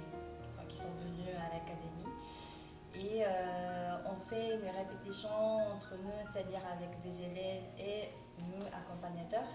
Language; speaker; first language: French; non-native, fluent; Japanese